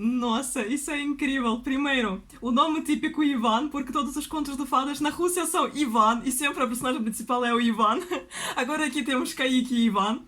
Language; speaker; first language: Portuguese; non-native, fluent; Russian